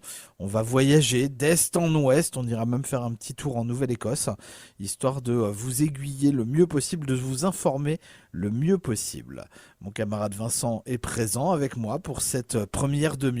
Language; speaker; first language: French; native; French